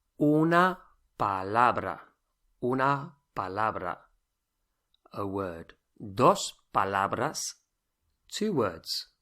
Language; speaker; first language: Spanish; non-native, fluent; English